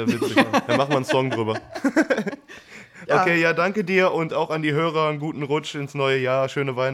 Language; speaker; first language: German; native; German